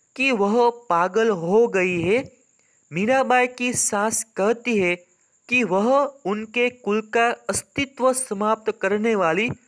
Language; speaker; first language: Hindi; non-native, local second language; Gujarati